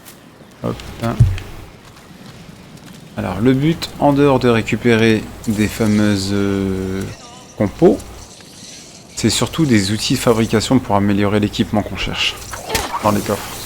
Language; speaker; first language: French; native; French